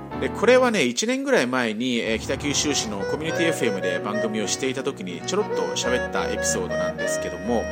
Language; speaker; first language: Japanese; native; Japanese